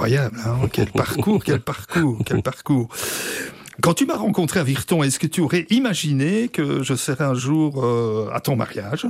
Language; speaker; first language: French; native; French